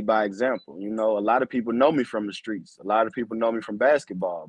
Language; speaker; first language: English; native; English